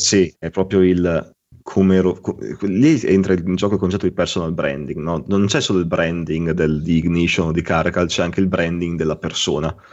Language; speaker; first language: Italian; native; Italian